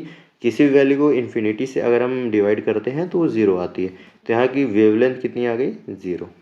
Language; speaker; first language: Hindi; native; Hindi